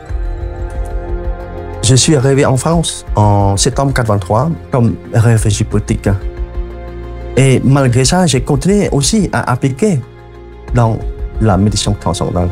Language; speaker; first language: French; non-native, fluent; Khmer